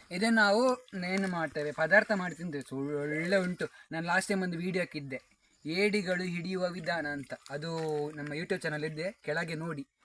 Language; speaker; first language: Kannada; non-native, local second language; Konkani